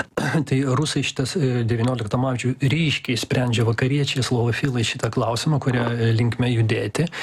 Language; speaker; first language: Lithuanian; non-native, local second language; Russian